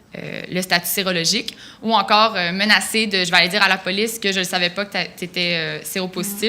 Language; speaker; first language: French; native; French